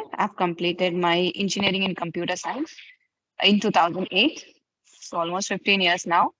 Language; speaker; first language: English; non-native, fluent; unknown